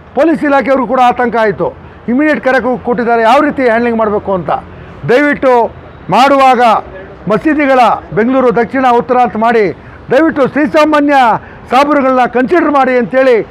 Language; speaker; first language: Kannada; non-native, local second language; Urdu